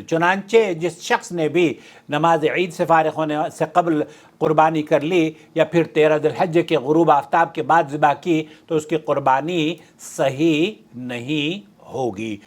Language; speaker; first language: Urdu; native; Urdu